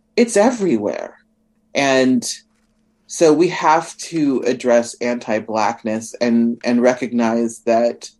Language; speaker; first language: English; native; English